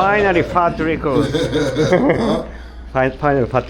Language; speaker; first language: English; non-native, learner; Japanese